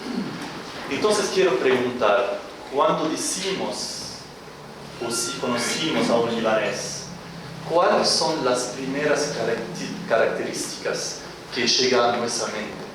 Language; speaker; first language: Spanish; non-native, fluent; Arabic